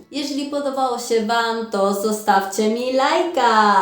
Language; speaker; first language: Polish; non-native, fluent; Spanish